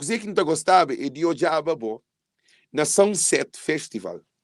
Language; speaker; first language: Portuguese; non-native, local second language; Kabuverdianu